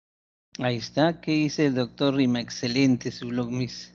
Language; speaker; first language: Spanish; native; Spanish